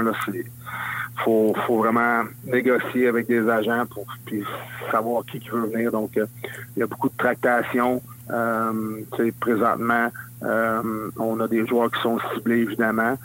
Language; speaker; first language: French; native; French